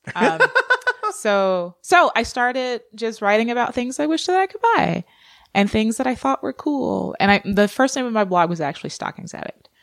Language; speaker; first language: English; native; English